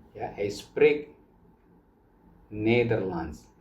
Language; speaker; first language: Dutch; non-native, learner; Indonesian